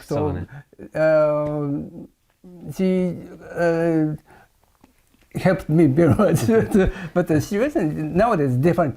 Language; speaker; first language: English; non-native, learner; Japanese